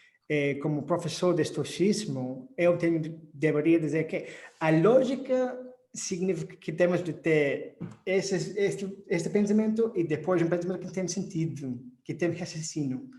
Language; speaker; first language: Portuguese; non-native, fluent; English